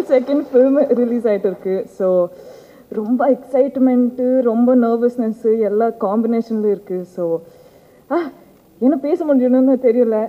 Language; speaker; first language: Tamil; non-native, learner; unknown